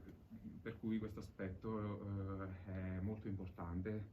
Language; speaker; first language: Italian; native; Italian